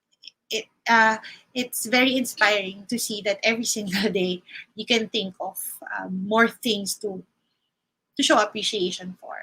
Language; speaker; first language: English; non-native, local second language; Filipino